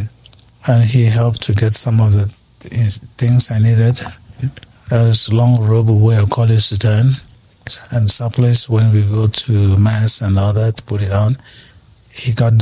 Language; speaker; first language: English; non-native, local second language; Igbo